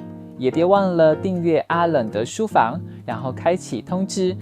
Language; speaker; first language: Chinese; native; Chinese